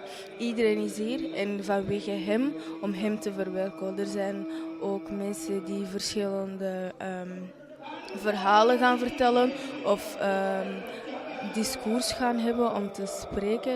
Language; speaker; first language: Dutch; early bilingual, other home language; Wolof